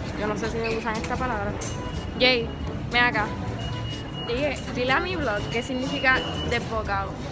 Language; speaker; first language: Spanish; early bilingual, heritage; Spanish